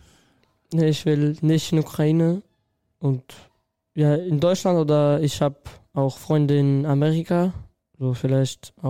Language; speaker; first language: German; non-native, learner; Russian